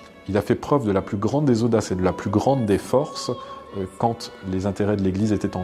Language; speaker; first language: French; native; French